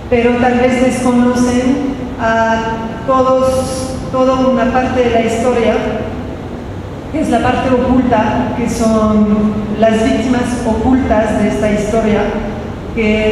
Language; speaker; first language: Spanish; non-native, fluent; French